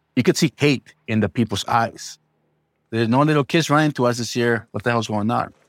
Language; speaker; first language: English; early bilingual, other home language; Spanish